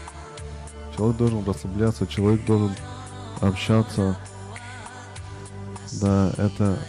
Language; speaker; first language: Russian; non-native, local second language; Tajik